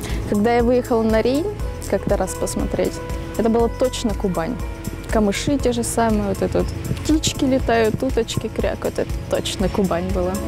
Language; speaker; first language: Russian; native; Russian